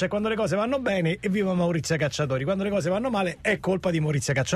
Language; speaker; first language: Italian; native; Italian